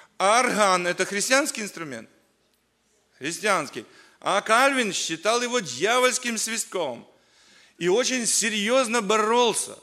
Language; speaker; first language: Russian; native; Russian